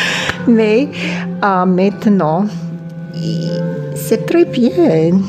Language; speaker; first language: French; non-native, learner; English